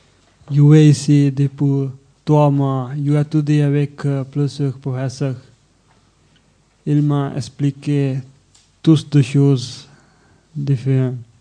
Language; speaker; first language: French; non-native, learner; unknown